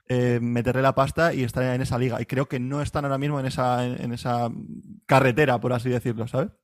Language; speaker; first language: Spanish; native; Spanish